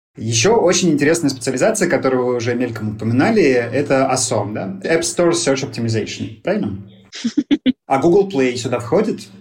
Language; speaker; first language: Russian; native; Russian